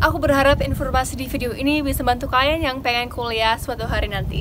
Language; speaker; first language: Indonesian; non-native, fluent; English